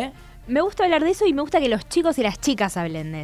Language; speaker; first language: Spanish; native; Spanish